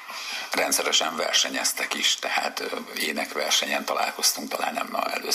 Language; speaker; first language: Hungarian; native; Hungarian